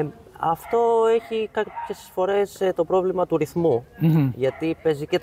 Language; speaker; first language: Greek; native; Greek